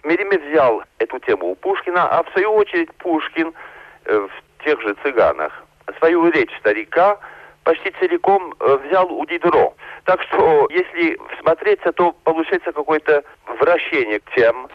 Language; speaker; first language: Russian; non-native, fluent; French